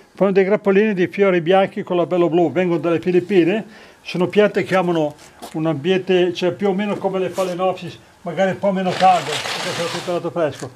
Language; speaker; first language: Italian; native; Italian